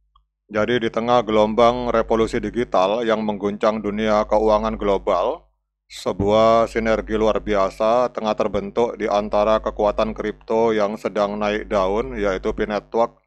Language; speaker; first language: Indonesian; native; Indonesian